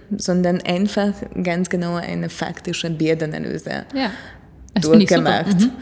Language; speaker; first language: German; non-native, fluent; Hungarian